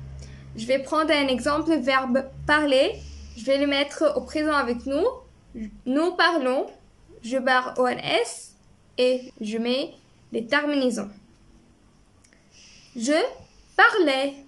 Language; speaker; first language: French; non-native, fluent; Arabic